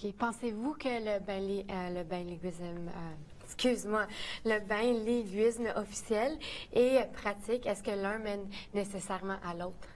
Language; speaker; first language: French; native; French